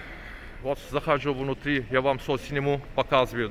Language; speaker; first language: Russian; non-native, learner; Turkish